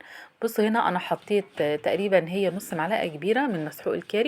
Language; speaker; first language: Arabic; native; Arabic